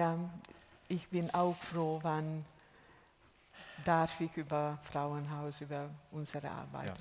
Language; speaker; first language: German; non-native, fluent; Hungarian